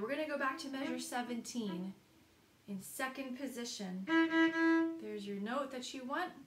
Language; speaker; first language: English; native; English